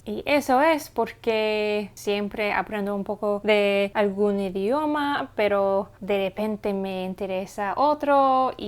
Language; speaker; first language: Spanish; non-native, learner; English